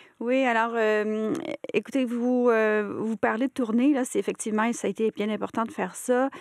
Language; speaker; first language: French; native; French